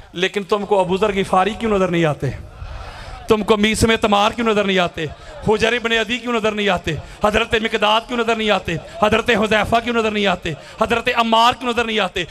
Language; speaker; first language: Urdu; non-native, local second language; Punjabi